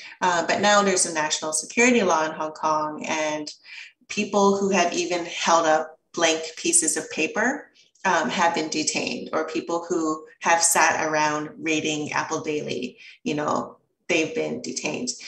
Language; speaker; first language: English; early bilingual, other home language; Chinese